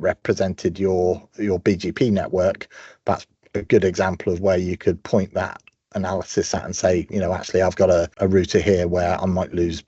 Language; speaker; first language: English; native; English